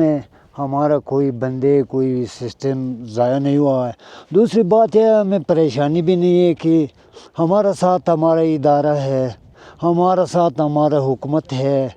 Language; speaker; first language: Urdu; non-native, local second language; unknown